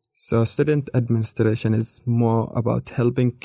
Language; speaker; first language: English; non-native, learner; Arabic